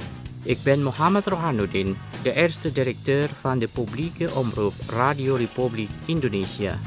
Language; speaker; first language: Dutch; non-native, learner; Indonesian